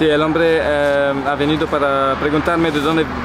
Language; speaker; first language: Spanish; non-native, learner; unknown